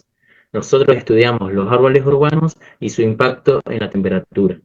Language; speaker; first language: Spanish; native; Spanish